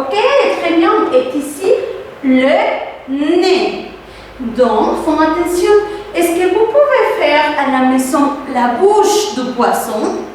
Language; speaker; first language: French; non-native, fluent; Spanish